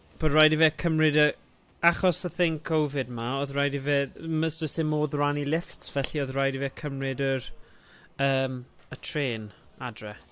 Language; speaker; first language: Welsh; non-native, local second language; English